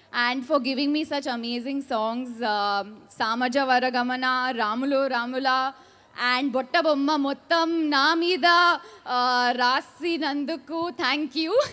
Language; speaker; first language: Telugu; non-native, learner; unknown